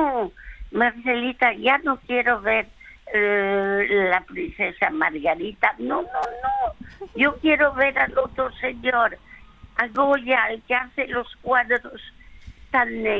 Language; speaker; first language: Spanish; early bilingual, other home language; French